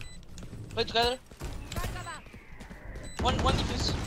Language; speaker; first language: English; non-native, learner; Spanish